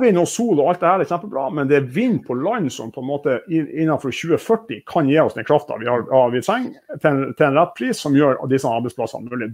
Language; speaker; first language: Norwegian; native; Norwegian